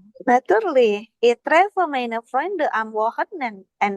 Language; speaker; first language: German; non-native, learner; Indonesian